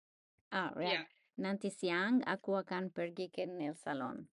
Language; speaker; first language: Indonesian; non-native, learner; English